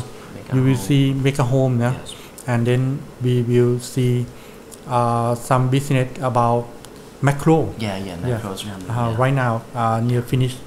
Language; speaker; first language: English; non-native, learner; Thai